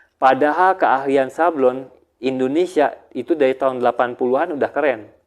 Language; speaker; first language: Indonesian; early bilingual, heritage; Indonesian